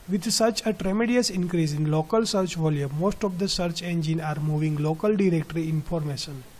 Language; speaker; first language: English; non-native, local second language; Gujarati